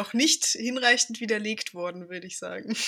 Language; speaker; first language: German; native; German